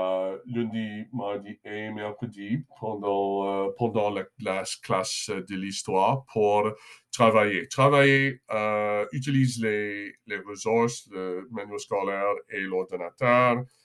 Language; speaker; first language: French; non-native, local second language; English